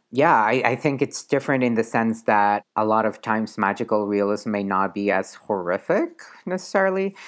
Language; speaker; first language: English; non-native, fluent; Spanish